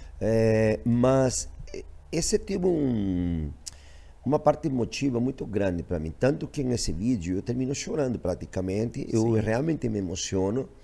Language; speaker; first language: Portuguese; non-native, fluent; Spanish